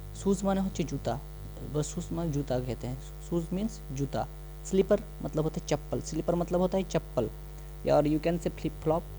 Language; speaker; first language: Hindi; non-native, local second language; Bangla